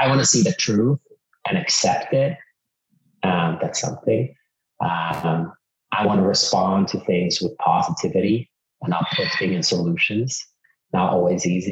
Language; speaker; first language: English; non-native, fluent; Finnish